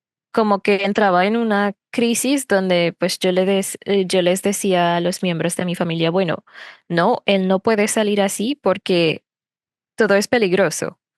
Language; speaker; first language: Spanish; non-native, fluent; English